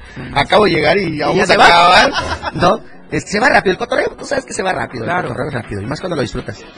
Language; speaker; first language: Spanish; native; Spanish